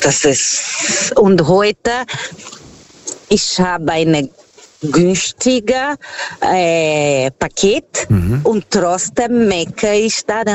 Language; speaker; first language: German; non-native, learner; Portuguese